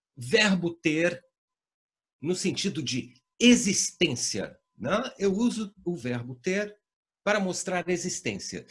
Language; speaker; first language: Portuguese; native; Portuguese